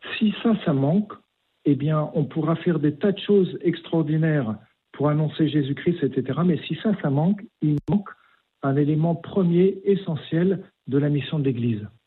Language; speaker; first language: French; native; French